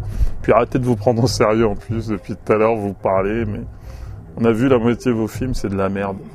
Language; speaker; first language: French; native; French